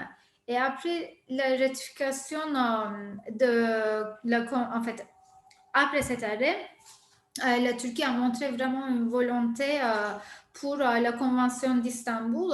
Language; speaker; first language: French; non-native, fluent; Turkish